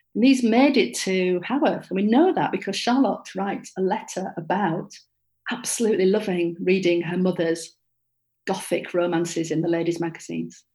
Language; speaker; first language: English; native; English